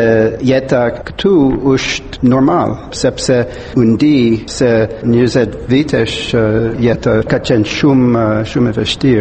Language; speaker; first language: Albanian; non-native, fluent; English